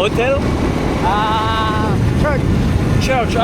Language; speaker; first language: English; non-native, learner; French